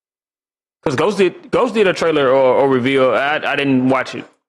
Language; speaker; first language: English; native; English